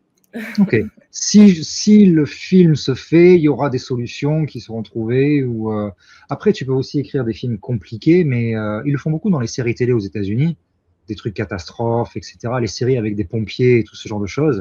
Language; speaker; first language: French; native; French